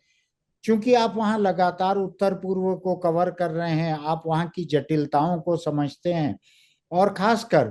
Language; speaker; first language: Hindi; native; Hindi